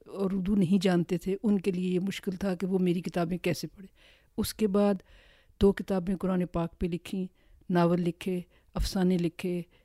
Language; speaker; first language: Urdu; native; Urdu